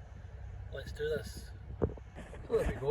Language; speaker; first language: English; native; English